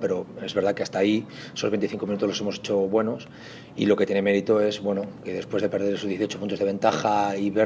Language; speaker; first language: Spanish; native; Spanish